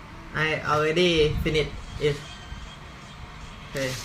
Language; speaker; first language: English; non-native, learner; Thai